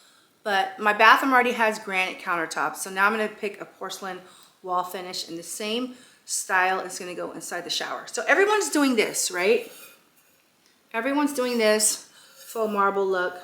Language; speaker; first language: English; native; English